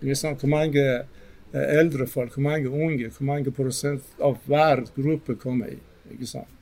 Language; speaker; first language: Norwegian; non-native, fluent; Persian